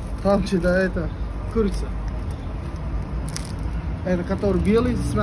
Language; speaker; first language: Russian; non-native, local second language; Uzbek